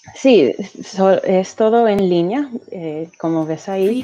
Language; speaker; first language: Spanish; early bilingual, heritage; Spanish